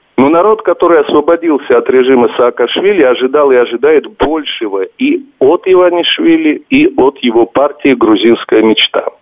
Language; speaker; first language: Russian; non-native, local second language; Georgian